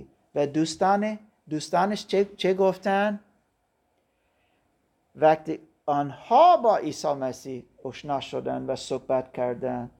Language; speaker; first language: Persian; non-native, fluent; German